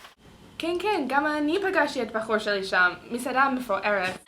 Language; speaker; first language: Hebrew; non-native, learner; English